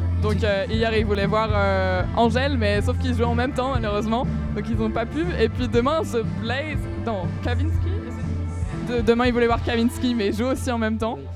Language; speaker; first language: French; native; French